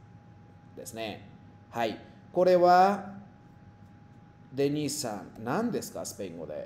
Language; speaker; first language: Japanese; non-native, fluent; Spanish